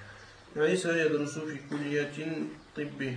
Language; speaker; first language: Arabic; non-native, learner; French